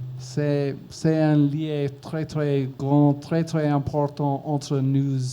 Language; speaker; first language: French; non-native, learner; English